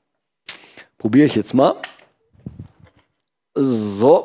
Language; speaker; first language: German; native; German